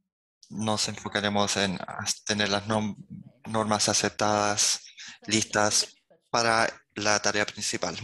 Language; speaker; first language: Spanish; non-native, fluent; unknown